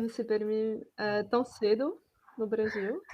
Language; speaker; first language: Portuguese; non-native, fluent; French